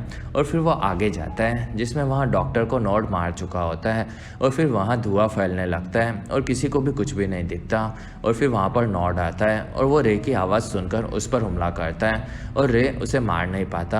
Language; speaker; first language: Hindi; native; Hindi